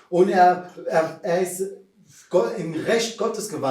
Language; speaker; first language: German; non-native, fluent; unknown